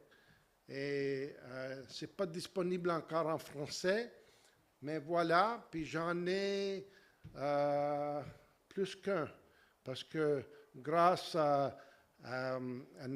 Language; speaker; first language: French; native; French